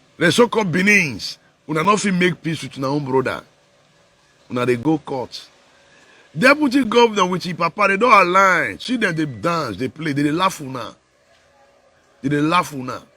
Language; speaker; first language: Nigerian Pidgin; non-native, local second language; Bini